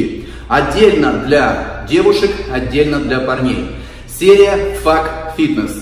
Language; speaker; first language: Russian; native; Russian